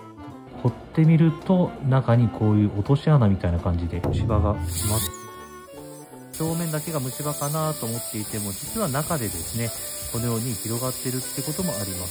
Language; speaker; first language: Japanese; native; Japanese